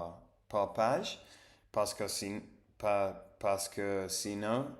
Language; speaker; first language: French; non-native, learner; English